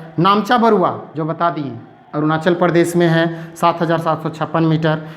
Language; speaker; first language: Hindi; native; Hindi